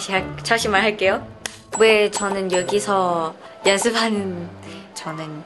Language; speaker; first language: Korean; non-native, learner; Thai